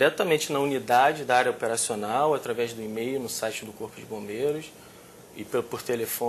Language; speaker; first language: Portuguese; native; Portuguese